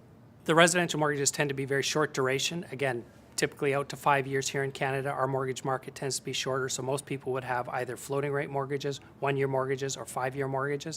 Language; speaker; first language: English; native; English